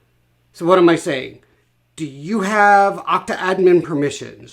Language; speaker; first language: English; native; English